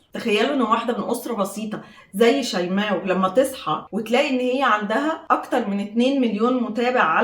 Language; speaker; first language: Arabic; native; Arabic